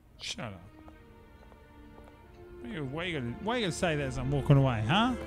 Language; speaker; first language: English; native; English